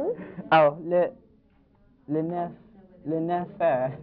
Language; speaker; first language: French; non-native, learner; English